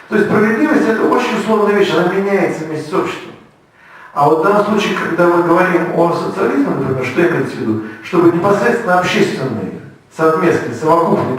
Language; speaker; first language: Russian; native; Russian